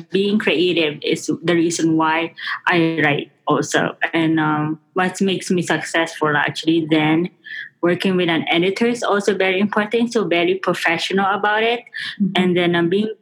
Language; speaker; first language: English; non-native, local second language; Filipino